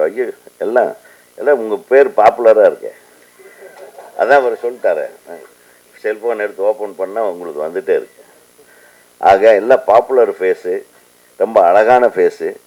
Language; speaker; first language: Tamil; native; Tamil